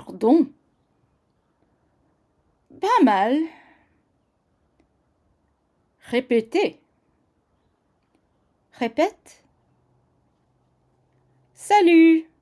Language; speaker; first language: French; non-native, fluent; English